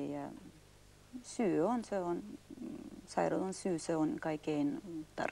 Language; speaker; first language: Finnish; non-native, fluent; Russian